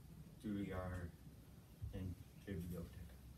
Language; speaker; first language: Spanish; non-native, learner; English